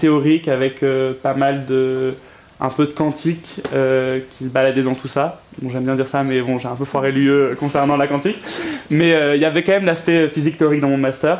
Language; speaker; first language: French; native; French